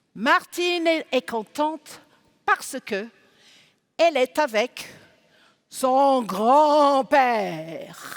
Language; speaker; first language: French; non-native, fluent; English